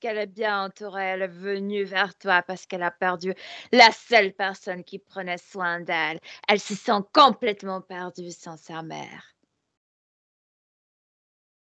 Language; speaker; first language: French; non-native, fluent; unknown